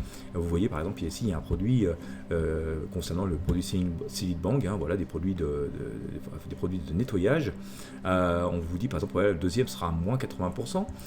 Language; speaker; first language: French; native; French